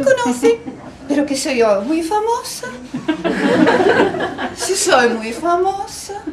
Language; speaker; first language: Spanish; non-native, fluent; Bulgarian